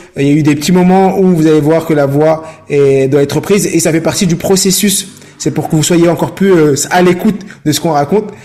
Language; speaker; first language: French; native; French